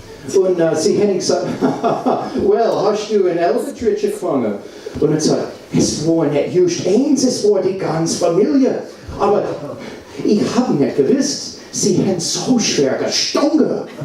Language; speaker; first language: German; non-native, learner; English